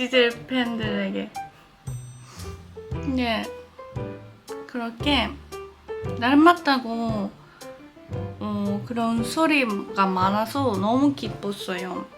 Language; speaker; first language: Korean; non-native, learner; Japanese